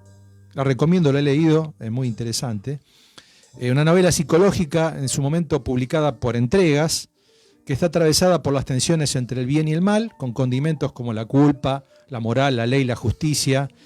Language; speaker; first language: Spanish; native; Spanish